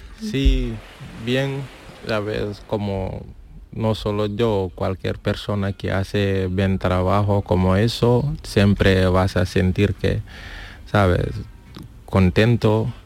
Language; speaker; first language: Spanish; non-native, learner; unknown